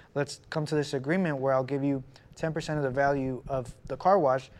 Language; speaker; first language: English; non-native, fluent; Spanish